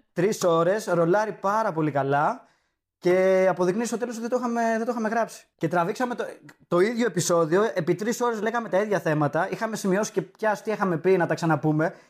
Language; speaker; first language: Greek; native; Greek